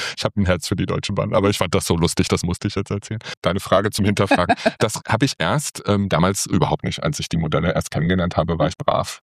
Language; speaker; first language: German; non-native, fluent; English